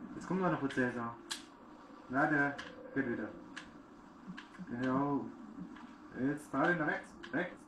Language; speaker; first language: German; native; German